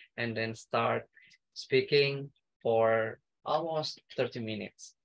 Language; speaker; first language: English; non-native, fluent; Indonesian